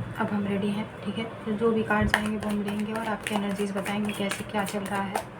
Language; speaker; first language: Hindi; non-native, local second language; Bangla